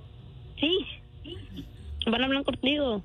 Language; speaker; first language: Spanish; early bilingual, heritage; Spanish